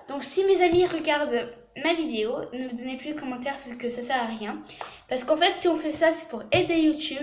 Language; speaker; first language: French; native; French